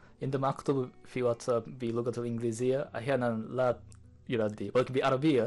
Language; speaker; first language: Arabic; non-native, learner; Japanese